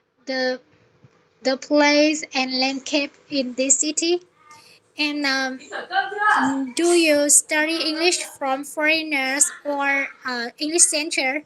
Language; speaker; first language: English; non-native, learner; Vietnamese